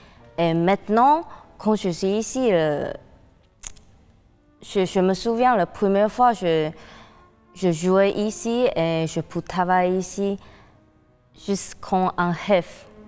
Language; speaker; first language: French; non-native, learner; Chinese